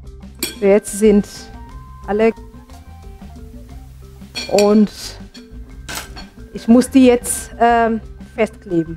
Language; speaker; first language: German; non-native, fluent; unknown